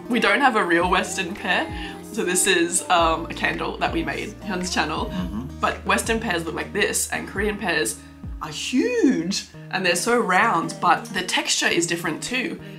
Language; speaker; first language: English; native; English